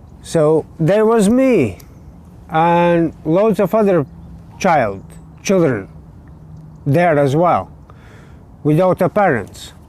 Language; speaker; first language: English; non-native, learner; Latvian